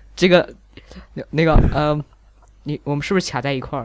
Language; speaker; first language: Chinese; native; Chinese